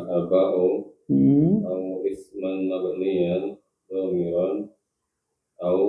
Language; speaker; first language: Arabic; non-native, learner; Indonesian